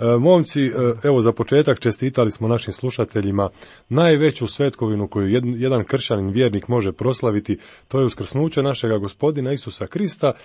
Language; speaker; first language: Croatian; native; Croatian